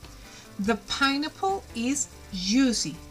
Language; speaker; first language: English; non-native, fluent; Spanish